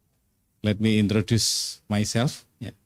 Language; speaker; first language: English; non-native, fluent; Indonesian